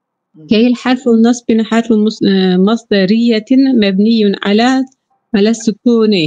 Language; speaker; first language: Arabic; non-native, learner; Turkish